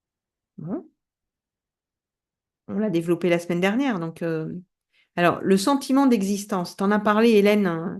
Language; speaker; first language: French; native; French